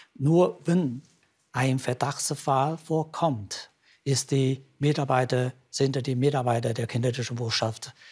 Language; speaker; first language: German; non-native, fluent; Chinese